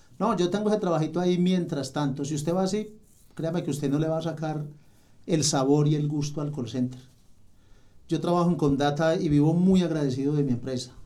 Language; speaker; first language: Spanish; native; Spanish